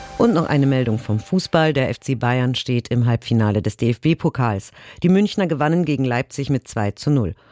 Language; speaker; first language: German; native; German